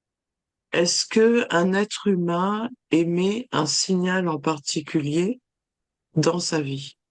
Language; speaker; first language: French; native; French